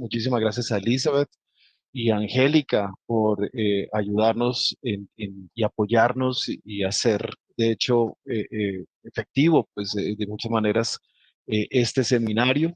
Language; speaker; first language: Spanish; native; Spanish